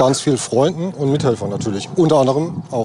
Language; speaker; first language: German; native; German